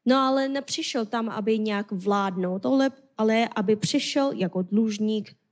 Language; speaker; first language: Czech; non-native, fluent; Korean